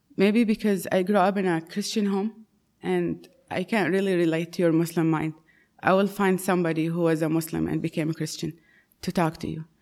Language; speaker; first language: English; non-native, fluent; Arabic